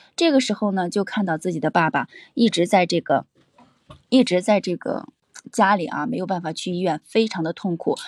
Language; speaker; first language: Chinese; native; Chinese